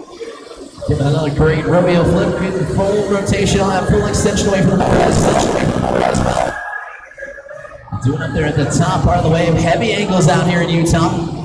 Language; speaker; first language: English; native; English